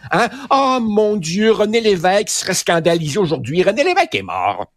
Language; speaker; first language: French; native; French